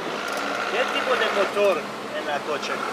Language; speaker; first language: Spanish; non-native, learner; English